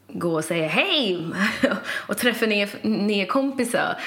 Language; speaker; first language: Swedish; non-native, fluent; English